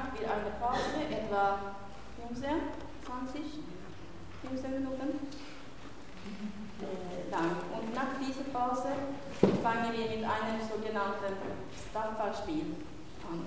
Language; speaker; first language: German; non-native, learner; Swedish